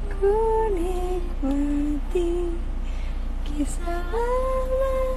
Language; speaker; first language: Indonesian; native; Indonesian